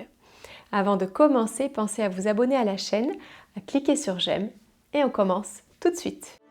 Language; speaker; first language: French; native; French